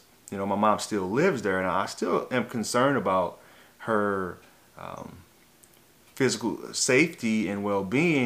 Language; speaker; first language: English; native; English